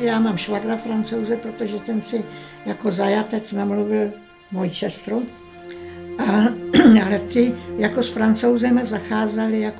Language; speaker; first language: Czech; non-native, local second language; German